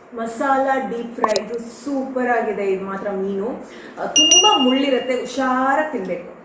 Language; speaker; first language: Kannada; non-native, local second language; Tulu